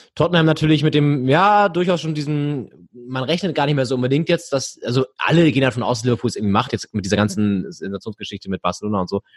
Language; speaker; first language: German; native; German